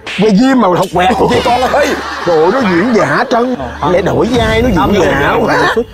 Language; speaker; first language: Vietnamese; native; Vietnamese